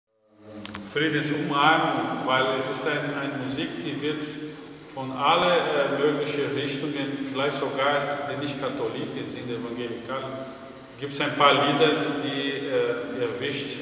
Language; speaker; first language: German; non-native, fluent; Portuguese